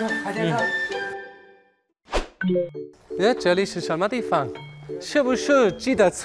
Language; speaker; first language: Chinese; non-native, fluent; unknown